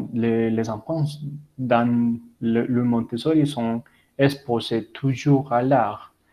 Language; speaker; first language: French; non-native, learner; Spanish